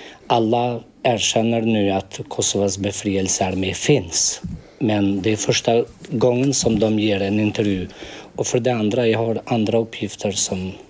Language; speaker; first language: Swedish; early bilingual, other home language; Albanian